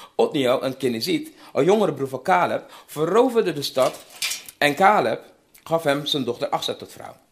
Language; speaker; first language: Dutch; non-native, fluent; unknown